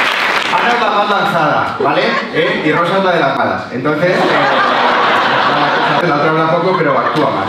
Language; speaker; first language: Spanish; native; Spanish